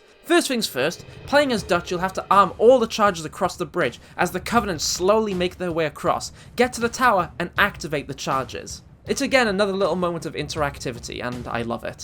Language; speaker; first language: English; native; English